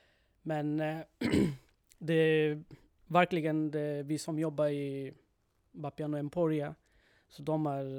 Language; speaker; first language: Swedish; non-native, learner; Bangla